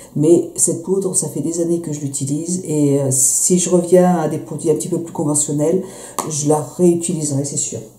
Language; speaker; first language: French; native; French